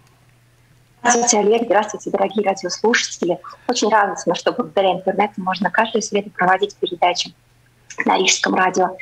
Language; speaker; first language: Russian; native; Russian